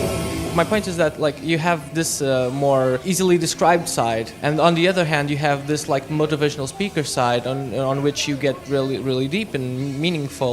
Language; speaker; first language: English; non-native, fluent; Portuguese